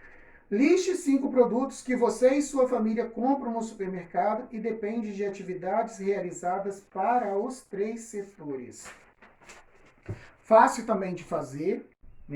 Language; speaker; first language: Portuguese; native; Portuguese